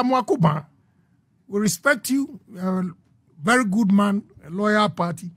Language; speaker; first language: English; non-native, local second language; Akan